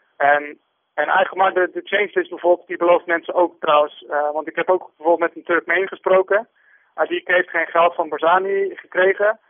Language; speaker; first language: Dutch; native; Dutch